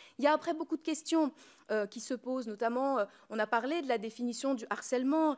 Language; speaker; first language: French; native; French